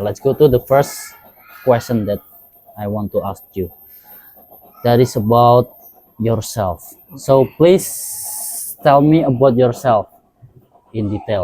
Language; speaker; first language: English; non-native, learner; Indonesian